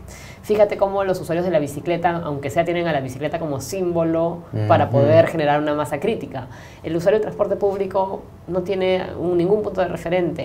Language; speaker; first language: Spanish; native; Spanish